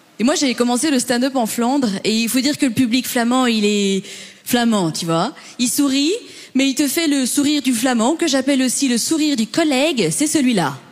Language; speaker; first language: French; early bilingual, other home language; Persian